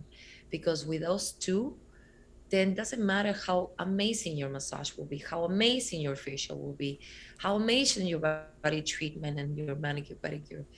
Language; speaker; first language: English; non-native, fluent; Spanish